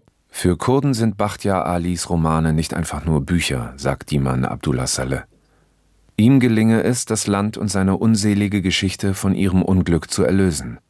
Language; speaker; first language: German; native; German